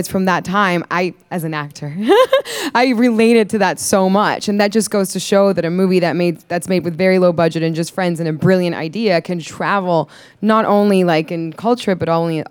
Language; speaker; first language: English; non-native, fluent; Spanish